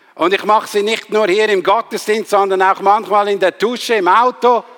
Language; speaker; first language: German; native; German